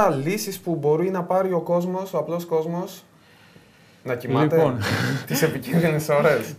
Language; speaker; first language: Greek; native; Greek